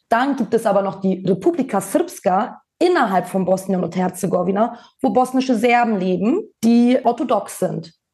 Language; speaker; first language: German; early bilingual, other home language; Bosnian